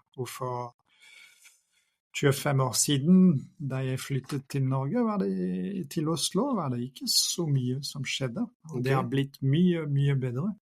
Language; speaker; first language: Norwegian; non-native, fluent; French